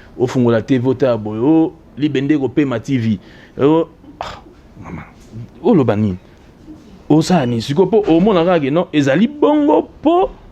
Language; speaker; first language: Lingala; native; Lingala